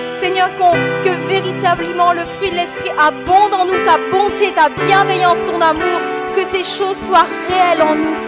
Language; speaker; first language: French; native; French